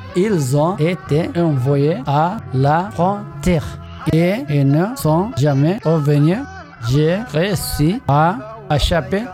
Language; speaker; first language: French; non-native, learner; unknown